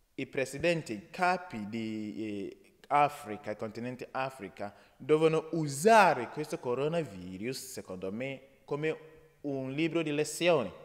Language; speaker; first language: Italian; non-native, learner; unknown